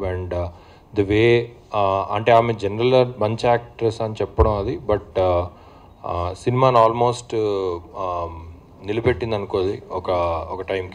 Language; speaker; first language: Telugu; native; Telugu